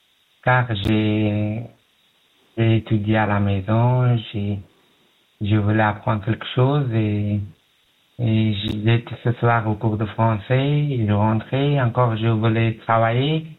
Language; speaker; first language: French; non-native, learner; Pashto